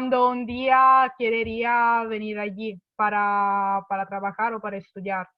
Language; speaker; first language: Spanish; non-native, fluent; Italian